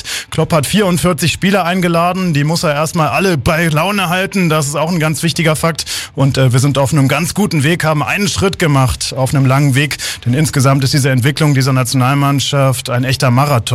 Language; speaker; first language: German; native; German